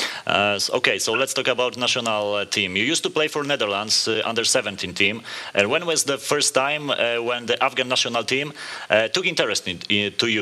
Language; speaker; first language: English; non-native, fluent; Polish